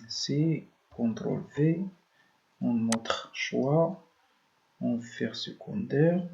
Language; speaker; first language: French; non-native, learner; Arabic